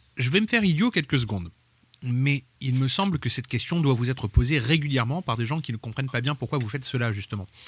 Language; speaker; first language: French; native; French